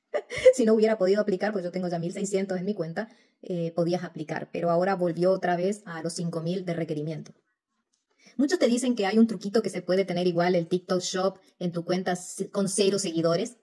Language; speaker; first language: Spanish; native; Spanish